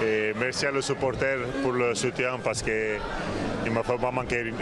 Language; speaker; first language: French; non-native, learner; Italian